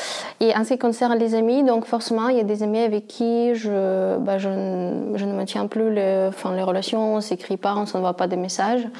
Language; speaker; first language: French; non-native, fluent; Russian